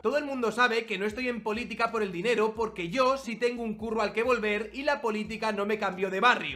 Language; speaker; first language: Spanish; native; Spanish